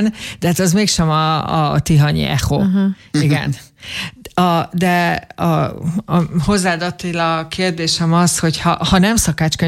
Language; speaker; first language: Hungarian; native; Hungarian